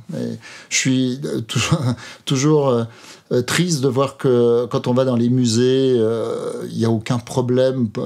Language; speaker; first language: French; native; French